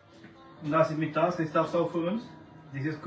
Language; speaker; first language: German; non-native, learner; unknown